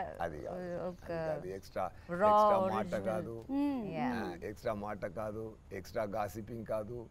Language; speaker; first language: Telugu; non-native, learner; Tamil